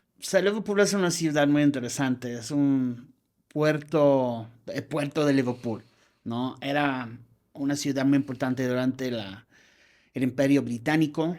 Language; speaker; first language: Spanish; non-native, fluent; English